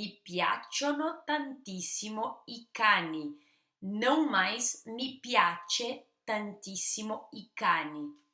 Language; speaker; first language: Italian; non-native, fluent; Portuguese